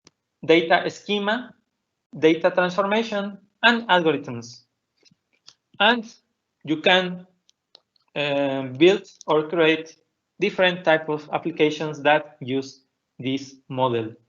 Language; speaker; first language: English; non-native, fluent; Spanish